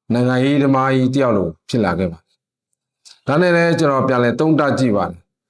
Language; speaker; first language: Burmese; non-native, local second language; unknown